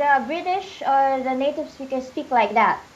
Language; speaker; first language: English; non-native, fluent; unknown